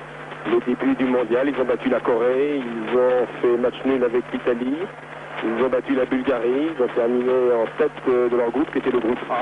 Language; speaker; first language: French; native; French